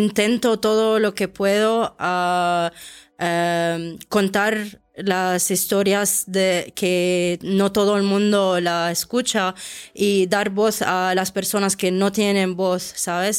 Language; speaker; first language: Spanish; non-native, fluent; Arabic